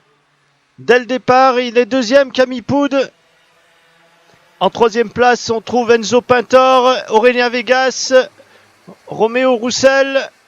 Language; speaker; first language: French; native; French